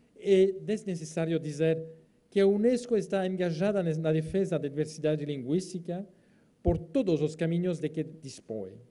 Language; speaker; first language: Portuguese; non-native, fluent; French